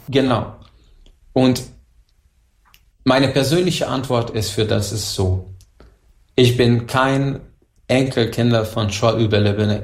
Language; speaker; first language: German; non-native, fluent; Hungarian